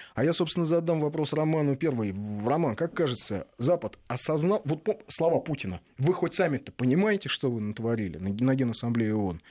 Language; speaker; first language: Russian; native; Russian